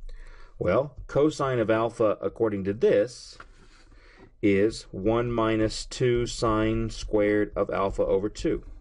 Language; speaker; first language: English; native; English